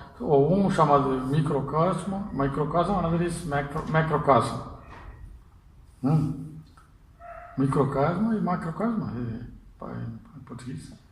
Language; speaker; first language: Portuguese; non-native, fluent; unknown